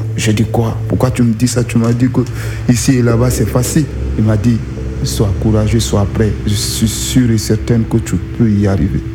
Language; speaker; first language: French; non-native, local second language; Susu